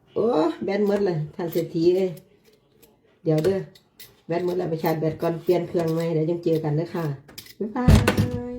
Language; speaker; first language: Thai; native; Thai